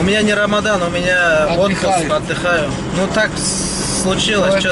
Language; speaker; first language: Russian; non-native, local second language; Kazakh